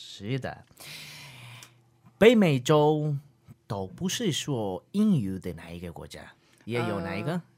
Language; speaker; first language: Chinese; non-native, learner; Spanish